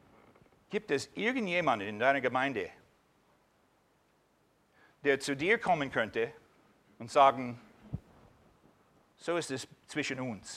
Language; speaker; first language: German; non-native, fluent; English